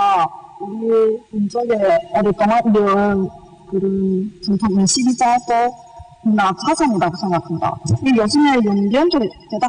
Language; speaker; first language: Korean; early bilingual, heritage; Korean